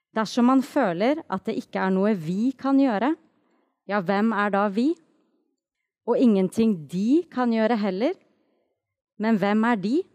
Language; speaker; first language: Norwegian; native; Norwegian